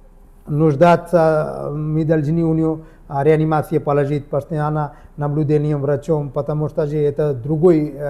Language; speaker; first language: Russian; non-native, learner; Hindi